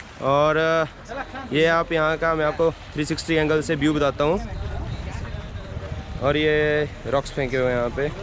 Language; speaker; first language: Hindi; native; Hindi